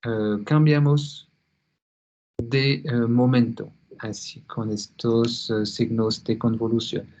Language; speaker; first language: Spanish; non-native, fluent; French